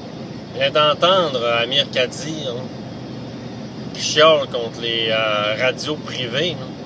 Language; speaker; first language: French; native; French